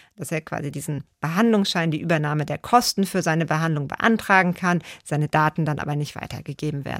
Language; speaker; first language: German; native; German